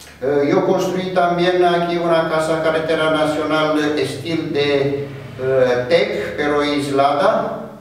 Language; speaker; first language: Spanish; non-native, fluent; Romanian